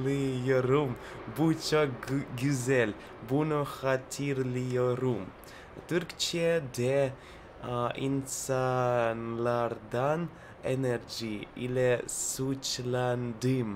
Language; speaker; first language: Turkish; non-native, learner; Russian